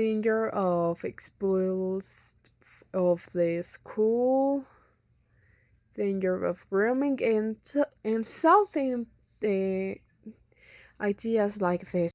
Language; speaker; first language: English; non-native, learner; Spanish